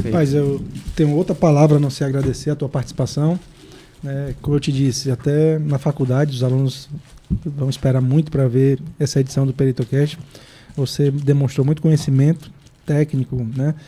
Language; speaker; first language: Portuguese; native; Portuguese